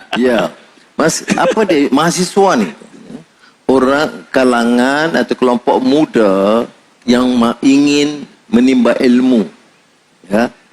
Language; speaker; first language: Malay; native; Malay